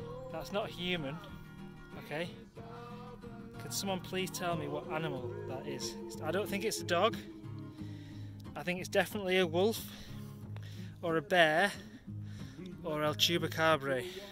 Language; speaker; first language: English; native; English